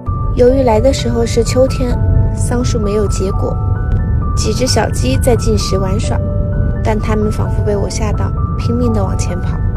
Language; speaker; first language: Chinese; native; Chinese